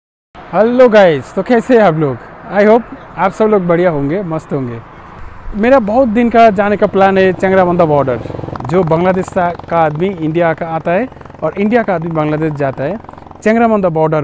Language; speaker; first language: Hindi; non-native, local second language; Bangla